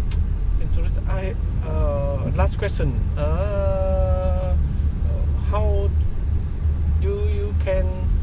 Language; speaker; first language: English; non-native, learner; Vietnamese